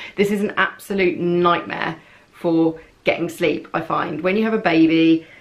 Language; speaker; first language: English; native; English